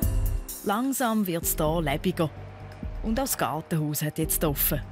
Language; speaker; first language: German; native; German